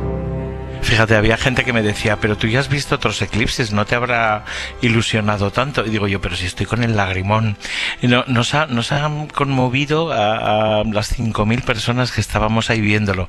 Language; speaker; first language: Spanish; native; Spanish